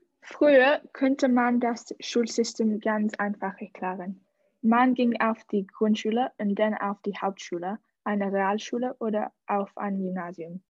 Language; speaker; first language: German; non-native, learner; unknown